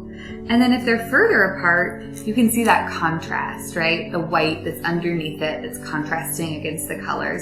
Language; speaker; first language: English; native; English